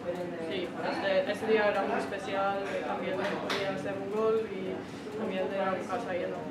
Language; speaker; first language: Spanish; non-native, learner; Norwegian